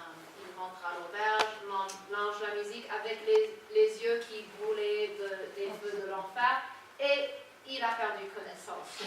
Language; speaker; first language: French; non-native, fluent; English